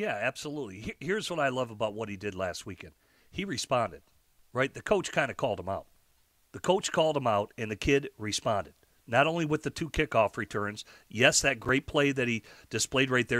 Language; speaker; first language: English; native; English